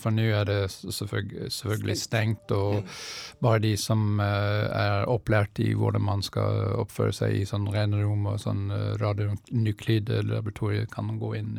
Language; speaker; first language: Norwegian; non-native, fluent; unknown